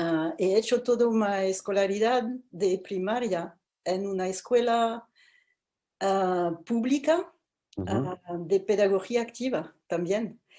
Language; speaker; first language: Spanish; non-native, fluent; French